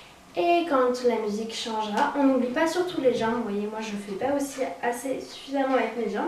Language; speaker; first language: French; native; French